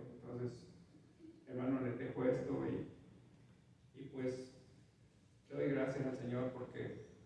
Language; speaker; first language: Spanish; native; Spanish